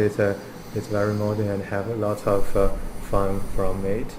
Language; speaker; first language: English; non-native, learner; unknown